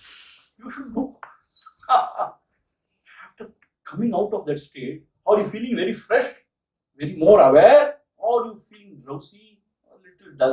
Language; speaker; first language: English; non-native, local second language; Tamil